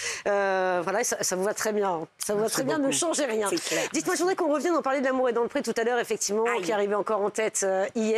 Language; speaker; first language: French; native; French